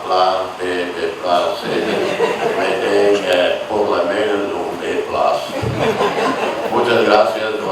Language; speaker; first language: Spanish; non-native, fluent; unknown